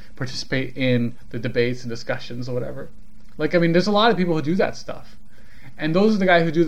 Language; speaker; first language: English; native; English